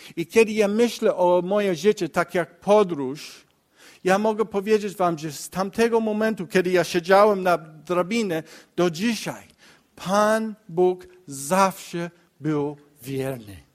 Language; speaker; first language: Polish; non-native, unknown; English